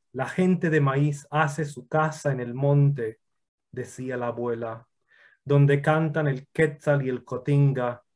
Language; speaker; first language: Spanish; early bilingual, other home language; English